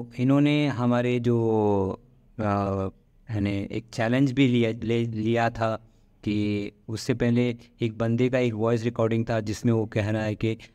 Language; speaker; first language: Hindi; non-native, local second language; Malayalam